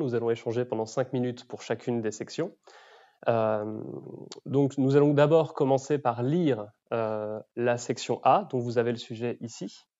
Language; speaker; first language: French; native; French